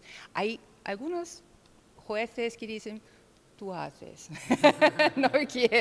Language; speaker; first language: Spanish; non-native, learner; German